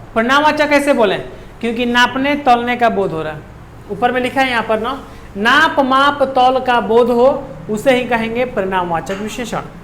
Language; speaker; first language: Hindi; non-native, local second language; Bhojpuri